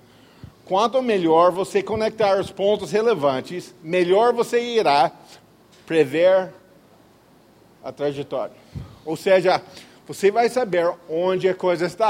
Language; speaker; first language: Portuguese; non-native, fluent; English